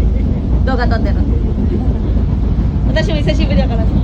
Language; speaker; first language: Japanese; non-native, fluent; Filipino